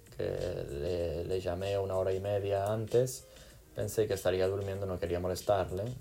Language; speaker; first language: Spanish; non-native, local second language; Catalan